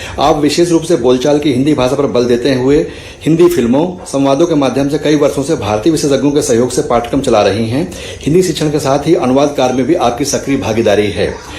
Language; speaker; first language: Hindi; native; Hindi